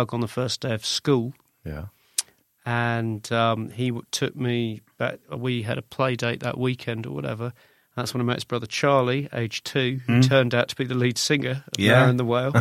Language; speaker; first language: English; native; English